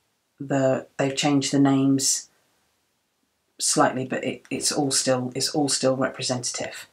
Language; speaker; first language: English; native; English